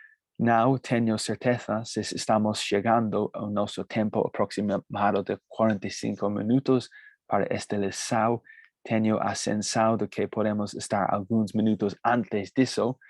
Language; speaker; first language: Portuguese; non-native, fluent; Spanish